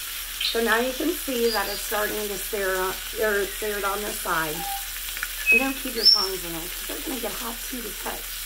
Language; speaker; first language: English; native; English